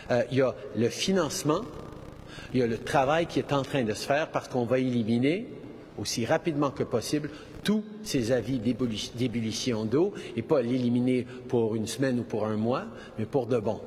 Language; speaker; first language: French; early bilingual, heritage; French